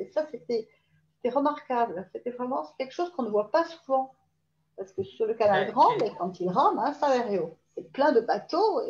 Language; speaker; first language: French; native; French